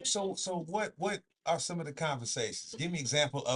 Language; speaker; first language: English; native; English